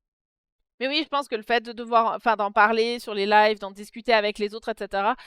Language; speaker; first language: French; native; French